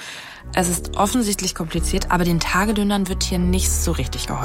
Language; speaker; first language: German; native; German